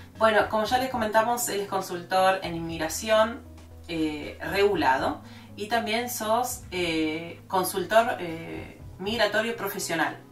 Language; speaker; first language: Spanish; native; Spanish